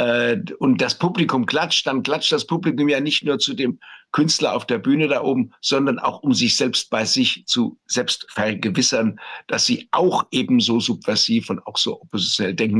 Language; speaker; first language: German; native; German